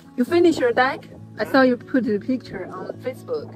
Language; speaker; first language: English; non-native, learner; Chinese